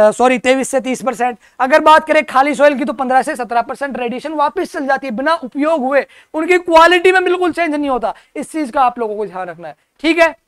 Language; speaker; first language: Hindi; native; Hindi